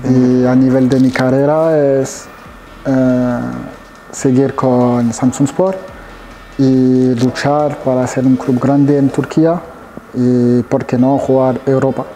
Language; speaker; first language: Spanish; non-native, fluent; French